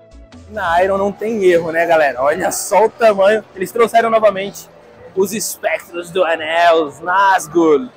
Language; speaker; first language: Portuguese; native; Portuguese